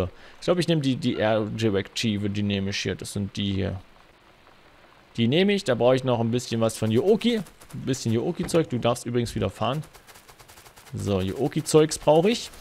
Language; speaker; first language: German; native; German